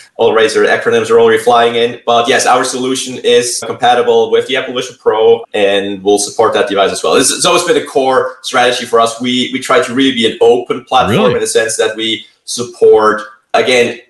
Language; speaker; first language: English; non-native, fluent; Swiss German